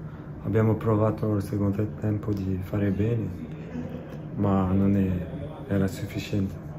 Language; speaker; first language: Italian; non-native, fluent; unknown